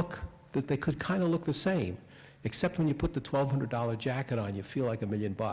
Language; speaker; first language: English; native; English